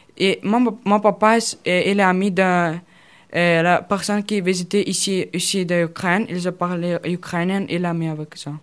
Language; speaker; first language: French; non-native, learner; Russian